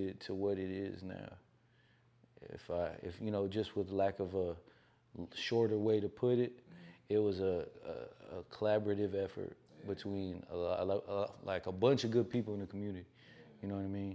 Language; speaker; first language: English; native; English